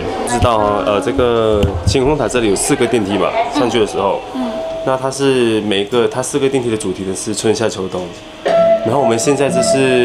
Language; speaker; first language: Chinese; native; Chinese